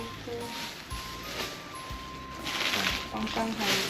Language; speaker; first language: English; non-native, local second language; Filipino